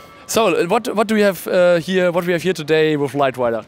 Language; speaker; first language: English; non-native, fluent; German